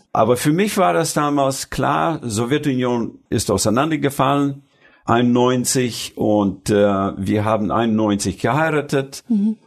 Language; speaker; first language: German; early bilingual, other home language; Russian